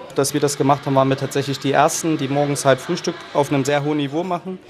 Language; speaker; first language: German; native; German